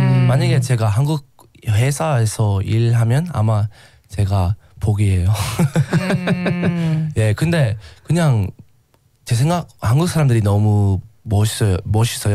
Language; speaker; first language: Korean; non-native, learner; English